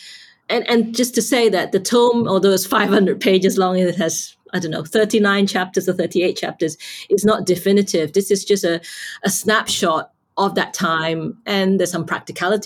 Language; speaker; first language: English; non-native, local second language; Cantonese